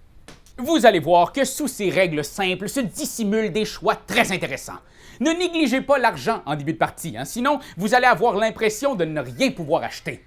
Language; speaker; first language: French; native; French